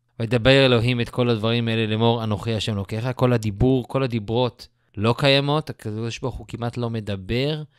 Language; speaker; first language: Hebrew; native; Hebrew